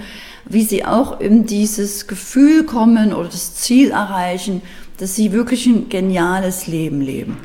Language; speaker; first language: German; native; German